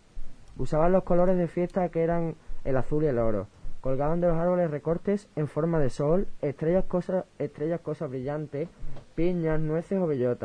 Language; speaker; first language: Spanish; native; Spanish